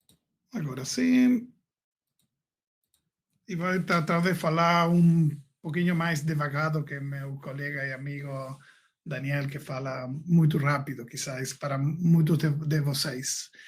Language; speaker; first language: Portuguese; non-native, learner; Spanish